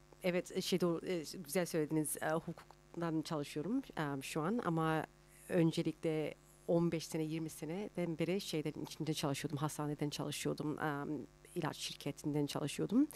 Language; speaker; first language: Turkish; early bilingual, heritage; Turkish